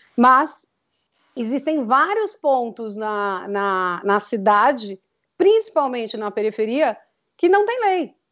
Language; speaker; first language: Portuguese; native; Portuguese